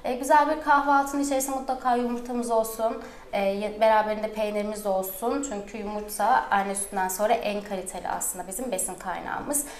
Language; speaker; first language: Turkish; early bilingual, heritage; Turkish